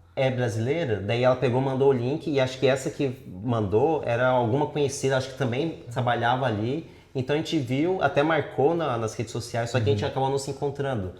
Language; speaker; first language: Portuguese; native; Portuguese